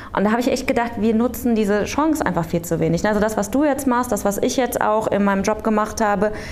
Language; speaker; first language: German; early bilingual, other home language; Korean